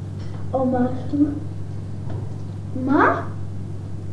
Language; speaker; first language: Hebrew; early bilingual, other home language; English